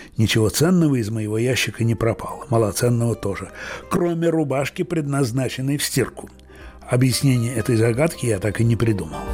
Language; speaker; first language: Russian; native; Russian